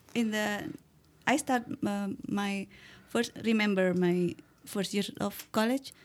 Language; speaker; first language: English; non-native, learner; Indonesian